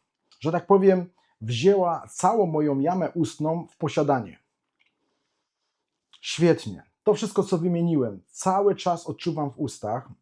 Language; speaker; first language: Polish; native; Polish